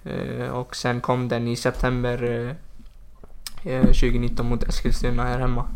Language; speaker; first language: Swedish; non-native, fluent; Icelandic